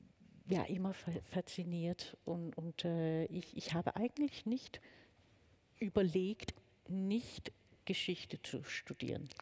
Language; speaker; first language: German; non-native, fluent; Danish